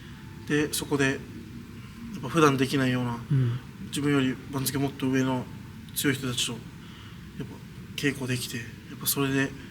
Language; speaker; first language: Japanese; native; Japanese